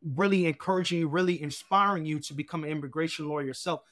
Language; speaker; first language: English; native; English